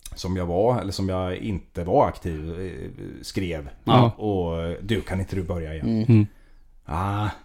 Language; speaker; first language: Swedish; native; Swedish